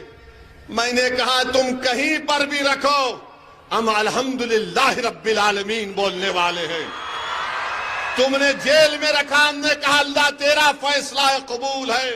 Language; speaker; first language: Urdu; native; Urdu